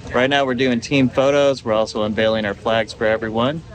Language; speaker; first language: English; native; English